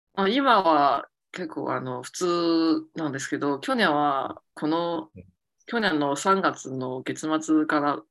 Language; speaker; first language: Japanese; non-native, fluent; Chinese